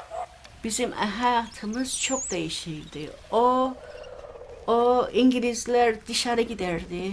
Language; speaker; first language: Turkish; early bilingual, heritage; Turkish